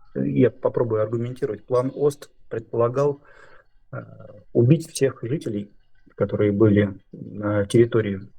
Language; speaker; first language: Russian; native; Russian